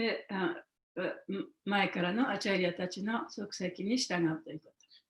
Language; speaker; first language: Japanese; native; Japanese